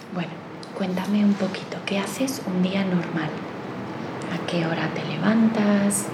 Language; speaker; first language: Spanish; native; Spanish